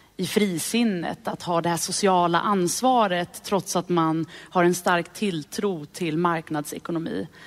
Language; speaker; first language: Swedish; early bilingual, other home language; Arabic